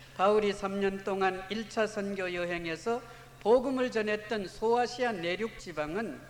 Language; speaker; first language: Korean; native; Korean